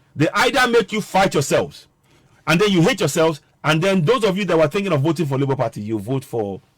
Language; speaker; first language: English; non-native, local second language; Yoruba